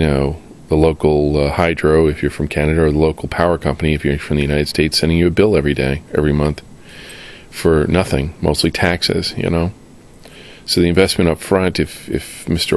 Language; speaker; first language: English; native; English